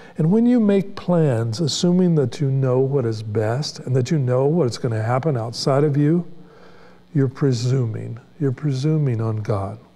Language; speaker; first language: English; native; English